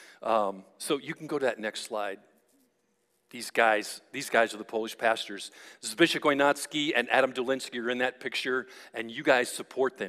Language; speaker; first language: English; native; English